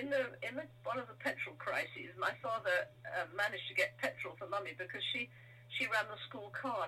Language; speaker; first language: English; native; English